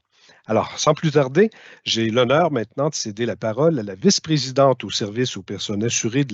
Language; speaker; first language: French; native; French